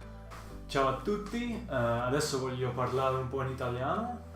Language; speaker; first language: Italian; early bilingual, heritage; Dutch